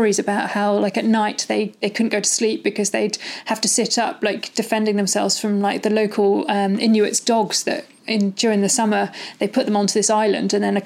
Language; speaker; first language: English; native; English